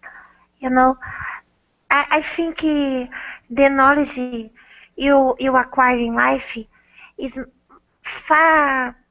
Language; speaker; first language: English; non-native, fluent; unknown